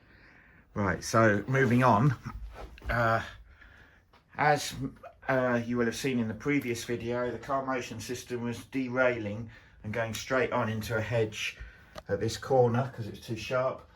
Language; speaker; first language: English; native; English